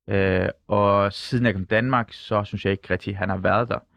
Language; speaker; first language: Danish; non-native, local second language; Persian